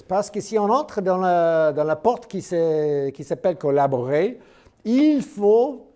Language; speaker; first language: French; non-native, learner; English